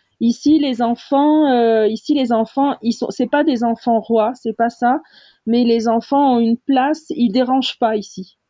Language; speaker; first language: French; native; French